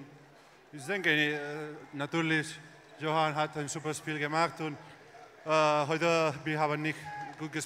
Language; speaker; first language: German; non-native, learner; Spanish